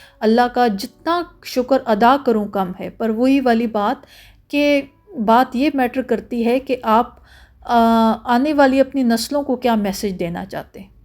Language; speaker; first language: Urdu; native; Urdu